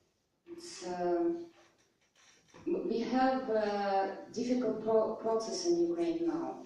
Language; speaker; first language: English; non-native, learner; Russian